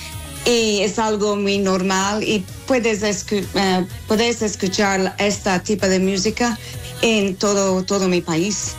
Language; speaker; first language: Spanish; non-native, fluent; English